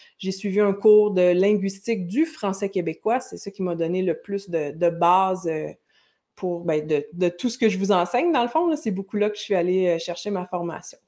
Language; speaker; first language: French; native; French